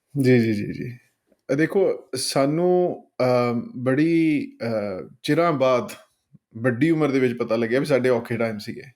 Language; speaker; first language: Punjabi; early bilingual, heritage; Punjabi